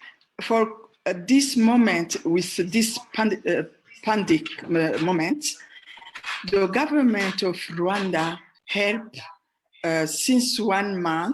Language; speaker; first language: English; non-native, fluent; Rundi